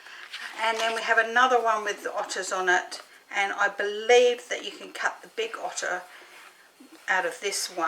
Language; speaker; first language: English; native; English